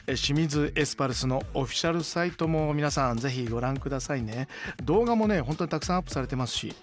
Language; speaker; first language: Japanese; native; Japanese